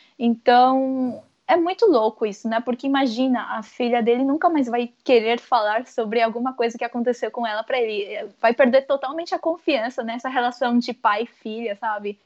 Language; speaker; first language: Portuguese; early bilingual, other home language; Korean